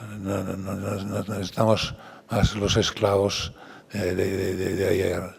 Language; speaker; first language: Spanish; non-native, fluent; Italian